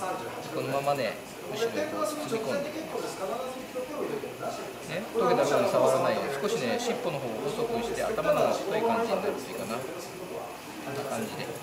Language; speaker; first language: Japanese; native; Japanese